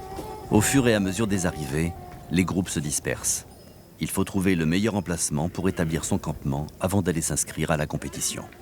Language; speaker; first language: French; native; French